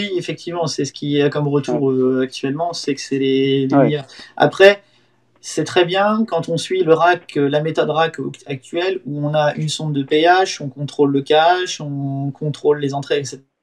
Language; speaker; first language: French; native; French